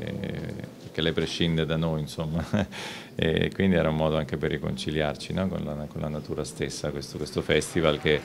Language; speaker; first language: Italian; native; Italian